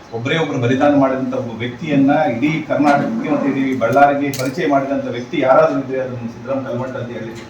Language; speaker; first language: Kannada; native; Kannada